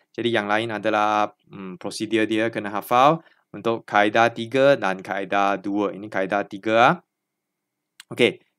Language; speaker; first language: Malay; non-native, local second language; Chinese